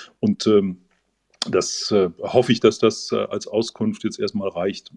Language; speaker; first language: German; native; German